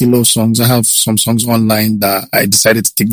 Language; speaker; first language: English; non-native, local second language; Yoruba